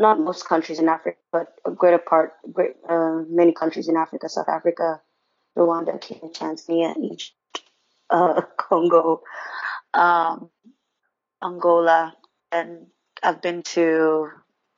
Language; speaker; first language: English; non-native, local second language; Ganda